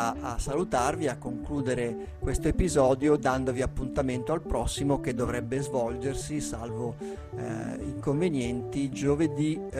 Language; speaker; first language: Italian; native; Italian